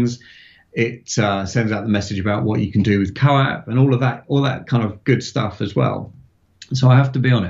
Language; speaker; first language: English; native; English